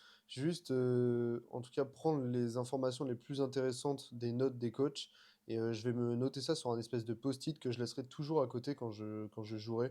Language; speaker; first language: French; native; French